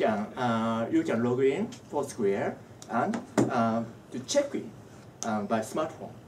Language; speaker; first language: English; non-native, learner; Japanese